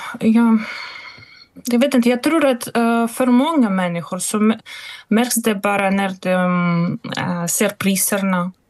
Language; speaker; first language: Swedish; non-native, fluent; Russian